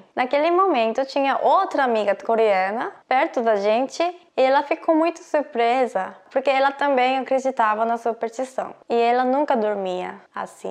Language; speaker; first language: Portuguese; non-native, fluent; Korean